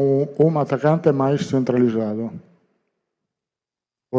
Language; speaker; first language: Portuguese; non-native, fluent; Italian